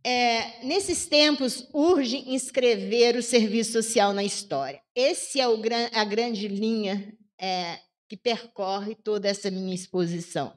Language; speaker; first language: Portuguese; native; Portuguese